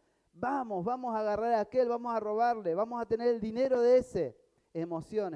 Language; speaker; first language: Spanish; native; Spanish